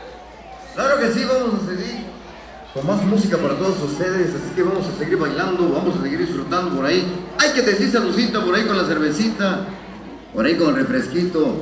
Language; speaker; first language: Spanish; native; Spanish